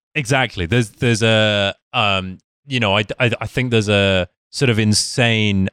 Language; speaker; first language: English; native; English